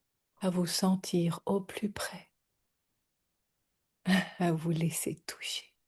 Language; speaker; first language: French; native; French